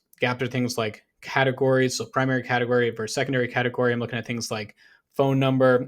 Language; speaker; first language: English; native; English